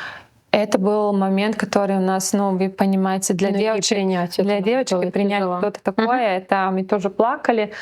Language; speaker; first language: Russian; non-native, local second language; Latvian